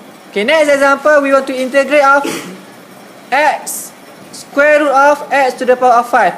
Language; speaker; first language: English; non-native, local second language; Malay